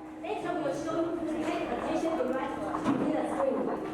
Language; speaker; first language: English; non-native, learner; Chinese